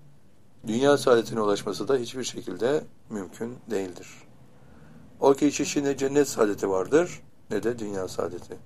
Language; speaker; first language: Turkish; native; Turkish